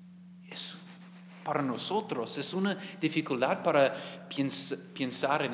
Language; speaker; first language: Spanish; non-native, learner; English